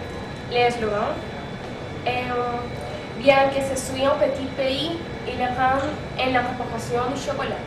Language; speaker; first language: French; non-native, learner; Spanish